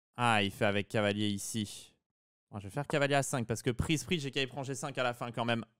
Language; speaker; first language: French; native; French